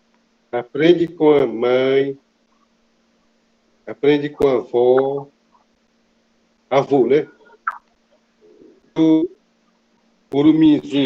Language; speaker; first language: Portuguese; non-native, local second language; Kayapó